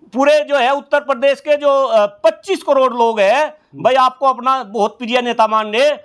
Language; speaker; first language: Hindi; native; Hindi